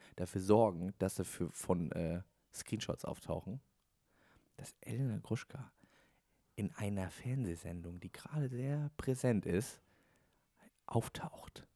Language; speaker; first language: German; native; German